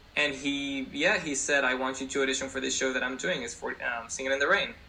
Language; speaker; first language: English; non-native, fluent; Spanish